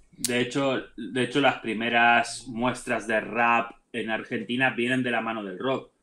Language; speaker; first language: Spanish; native; Spanish